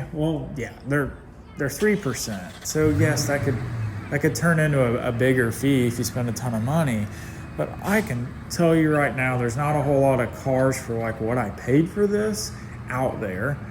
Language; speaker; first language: English; native; English